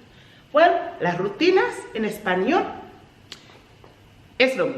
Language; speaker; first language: Spanish; non-native, fluent; English